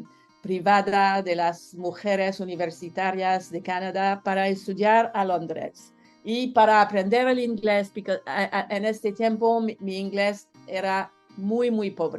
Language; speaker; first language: Spanish; non-native, learner; French